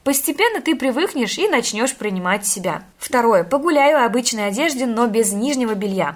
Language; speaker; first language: Russian; native; Russian